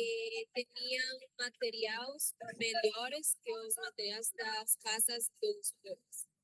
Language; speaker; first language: Portuguese; non-native, learner; Spanish